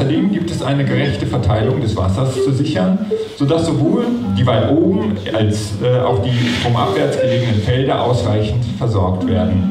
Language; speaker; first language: German; native; German